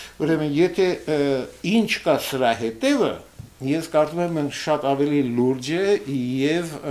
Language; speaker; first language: Armenian; early bilingual, heritage; Armenian